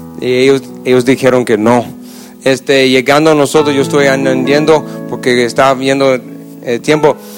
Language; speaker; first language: Spanish; non-native, fluent; English